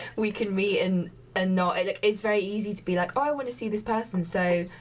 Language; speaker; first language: English; native; English